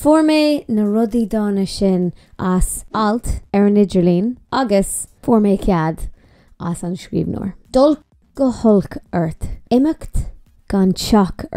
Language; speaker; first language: Irish; non-native, learner; English